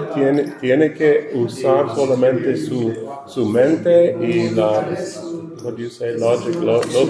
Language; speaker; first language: Spanish; non-native, learner; English